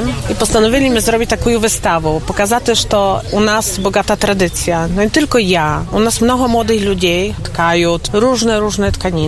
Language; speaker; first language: Polish; non-native, local second language; Ukrainian